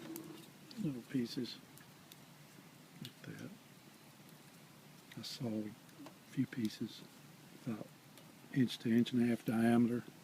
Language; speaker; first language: English; native; English